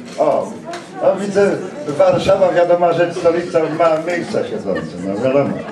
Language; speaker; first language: Polish; native; Polish